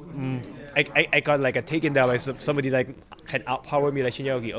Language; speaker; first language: English; non-native, learner; Thai